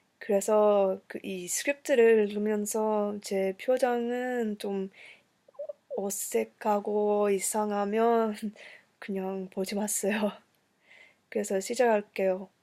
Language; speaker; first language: Korean; early bilingual, heritage; English